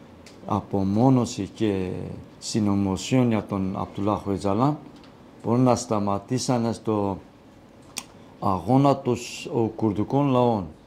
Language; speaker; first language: Greek; non-native, learner; Kurdish